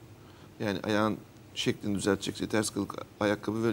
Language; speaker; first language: Turkish; native; Turkish